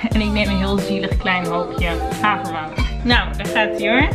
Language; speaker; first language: Dutch; native; Dutch